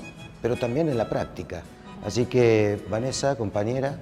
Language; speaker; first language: Spanish; native; Spanish